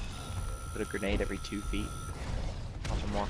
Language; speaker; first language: English; native; English